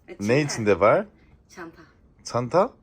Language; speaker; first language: Turkish; non-native, learner; Korean